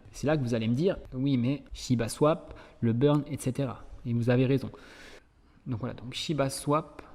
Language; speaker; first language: French; native; French